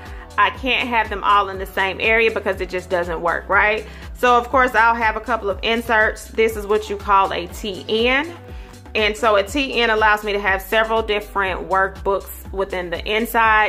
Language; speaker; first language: English; native; English